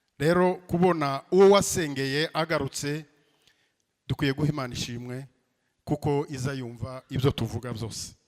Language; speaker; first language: Kinyarwanda; native; Kinyarwanda